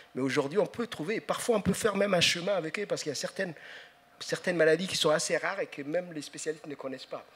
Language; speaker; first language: French; non-native, local second language; Somali